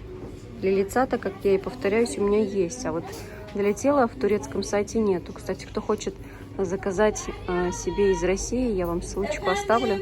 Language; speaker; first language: Russian; native; Russian